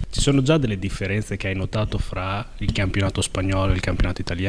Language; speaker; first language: Italian; native; Italian